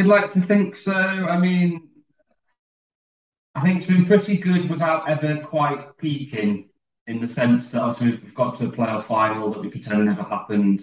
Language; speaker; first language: English; native; English